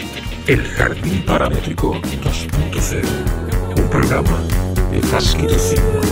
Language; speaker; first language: Spanish; native; Spanish